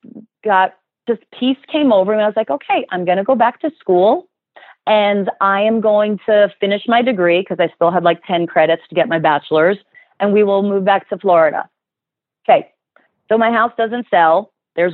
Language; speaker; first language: English; native; English